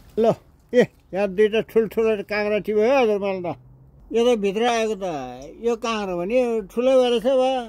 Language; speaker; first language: Nepali; non-native, local second language; Gurung